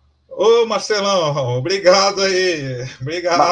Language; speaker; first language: Portuguese; native; Portuguese